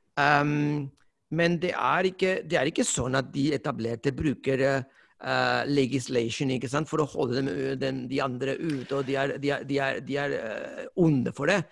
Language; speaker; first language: Norwegian; non-native, fluent; Spanish